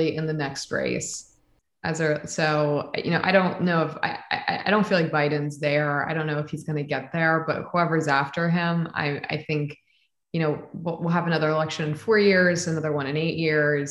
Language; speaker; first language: English; native; English